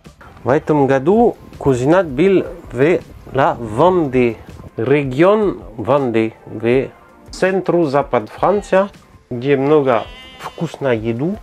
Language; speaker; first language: Russian; non-native, learner; French